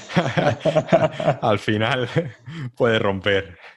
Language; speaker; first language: Spanish; native; Spanish